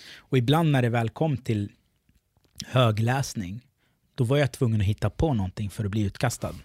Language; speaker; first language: Swedish; early bilingual, other home language; Arabic